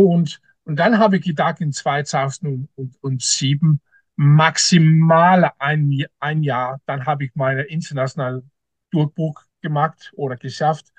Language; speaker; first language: German; non-native, learner; Danish